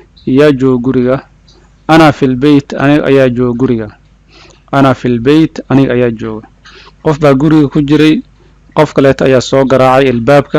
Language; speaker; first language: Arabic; non-native, fluent; Somali